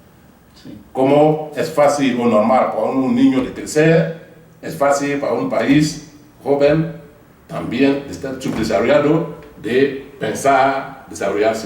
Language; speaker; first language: Spanish; non-native, fluent; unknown